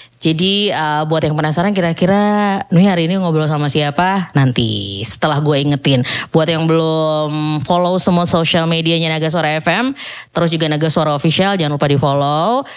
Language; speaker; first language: Indonesian; native; Indonesian